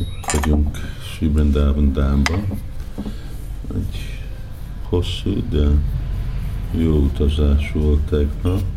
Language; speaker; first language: Hungarian; early bilingual, heritage; Hungarian